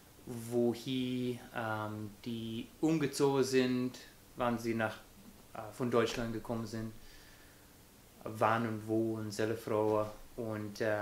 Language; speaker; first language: German; non-native, fluent; English